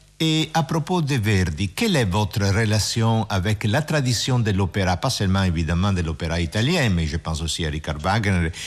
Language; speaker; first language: French; non-native, fluent; Italian